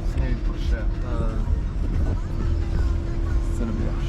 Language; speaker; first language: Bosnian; early bilingual, heritage; Serbian